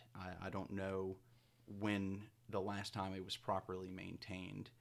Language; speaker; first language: English; native; English